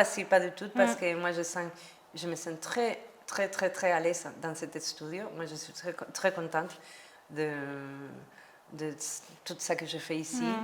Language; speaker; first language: French; non-native, learner; Spanish